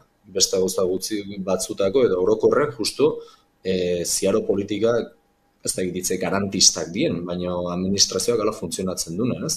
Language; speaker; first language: Basque; native; Basque